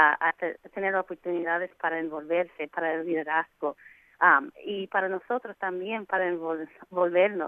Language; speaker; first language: Spanish; non-native, fluent; English